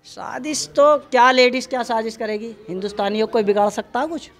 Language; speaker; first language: Hindi; native; Hindi